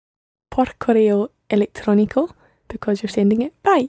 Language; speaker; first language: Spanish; non-native, learner; English